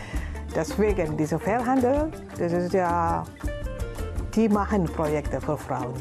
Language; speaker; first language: German; non-native, learner; Indonesian